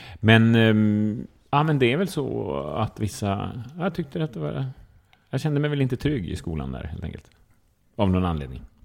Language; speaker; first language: Swedish; early bilingual, other home language; Estonian